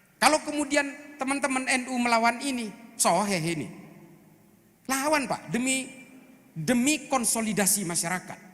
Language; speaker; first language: Indonesian; non-native, local second language; Madurese